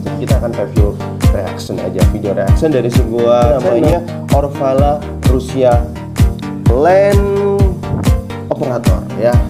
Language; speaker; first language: Indonesian; native; Indonesian